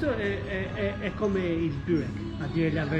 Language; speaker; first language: Italian; non-native, fluent; Albanian